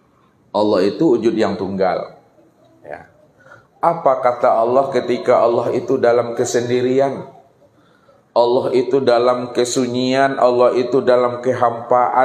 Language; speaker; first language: Indonesian; native; Indonesian